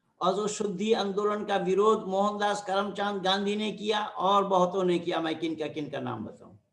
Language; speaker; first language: Hindi; non-native, local second language; Bangla